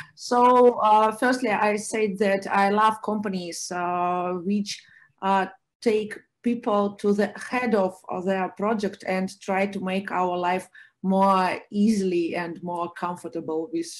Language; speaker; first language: English; non-native, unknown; Russian